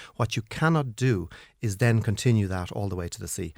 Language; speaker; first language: English; native; English